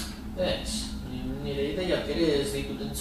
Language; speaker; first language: Basque; non-native, learner; Spanish